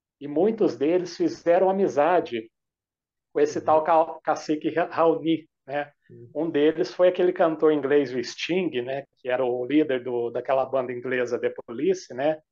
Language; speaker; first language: Portuguese; native; Portuguese